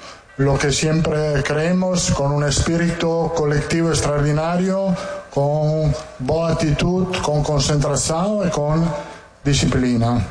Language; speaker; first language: Portuguese; non-native, learner; Italian